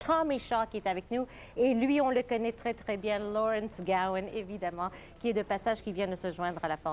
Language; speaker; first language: French; native; French